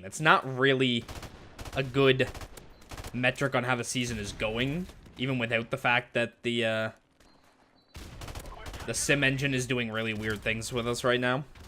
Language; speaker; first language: English; native; English